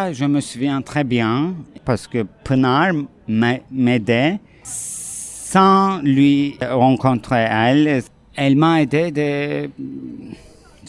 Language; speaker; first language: French; non-native, fluent; Turkish